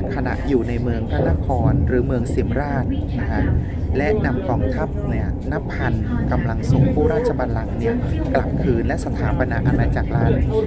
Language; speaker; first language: Thai; native; Thai